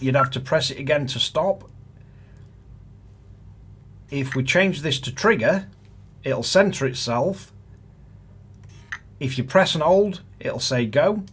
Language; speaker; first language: English; native; English